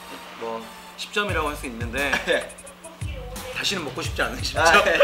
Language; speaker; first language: Korean; native; Korean